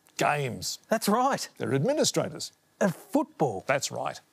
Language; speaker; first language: English; native; English